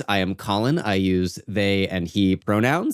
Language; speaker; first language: English; native; English